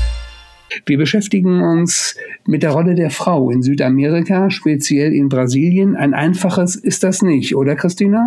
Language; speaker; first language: German; native; German